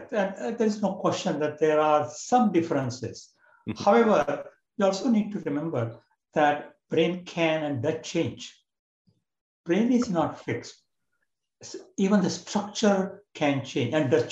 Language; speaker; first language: English; non-native, local second language; Marathi